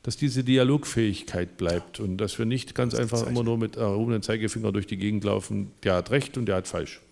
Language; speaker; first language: German; non-native, local second language; Upper Sorbian